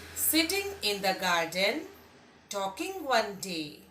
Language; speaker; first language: English; non-native, local second language; Assamese